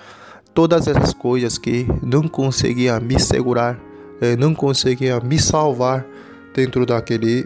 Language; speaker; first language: Portuguese; non-native, learner; Korean